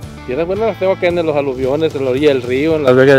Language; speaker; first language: Spanish; native; Spanish